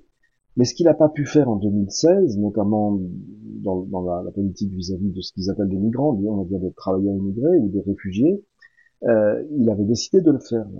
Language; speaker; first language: French; native; French